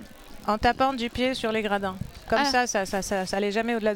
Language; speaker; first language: French; non-native, local second language; Arabic